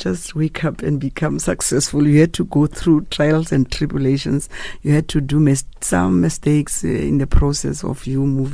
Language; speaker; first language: English; non-native, local second language; Tswana